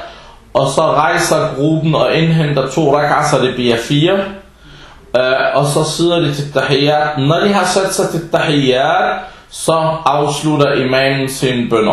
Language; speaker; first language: Danish; non-native, fluent; Arabic